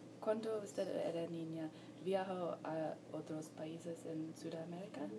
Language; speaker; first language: Spanish; non-native, learner; English